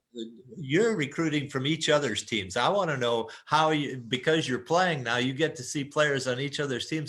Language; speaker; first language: English; native; English